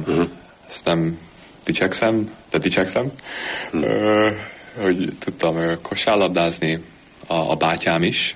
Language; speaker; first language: Hungarian; early bilingual, heritage; Hungarian